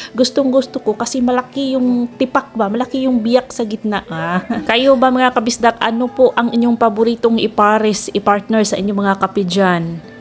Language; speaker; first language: Filipino; non-native, local second language; Cebuano